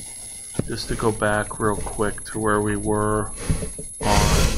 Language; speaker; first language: English; native; English